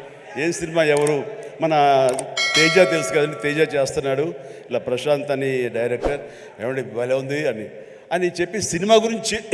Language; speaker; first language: Telugu; native; Telugu